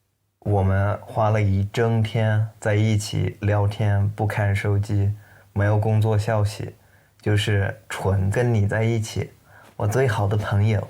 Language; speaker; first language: Chinese; non-native, fluent; English